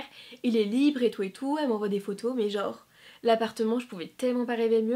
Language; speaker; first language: French; native; French